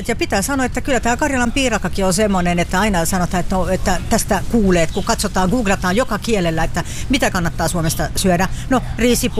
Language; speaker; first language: Finnish; non-native, fluent; French